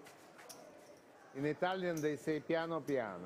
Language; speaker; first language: Italian; non-native, learner; Russian